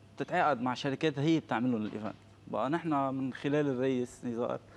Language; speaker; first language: Arabic; native; Arabic